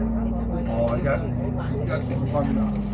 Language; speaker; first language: Cantonese; native; Cantonese